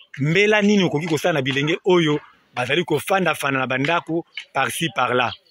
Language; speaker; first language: Lingala; native; Lingala